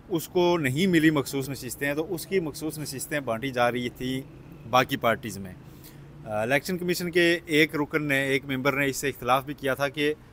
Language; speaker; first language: Urdu; native; Urdu